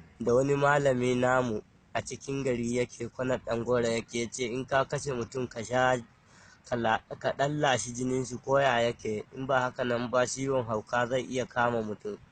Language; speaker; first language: Hausa; non-native, local second language; Fula